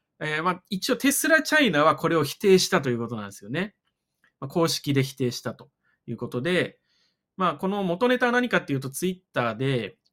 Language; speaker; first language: Japanese; native; Japanese